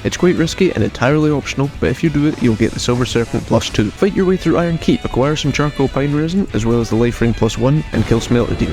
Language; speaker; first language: English; native; English